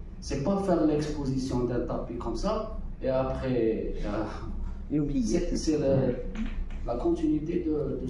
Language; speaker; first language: French; non-native, local second language; Arabic